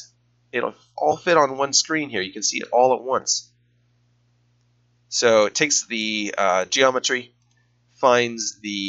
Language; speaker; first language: English; native; English